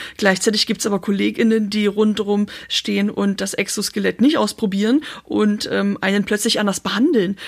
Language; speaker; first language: German; native; German